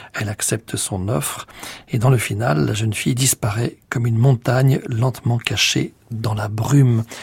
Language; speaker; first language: French; native; French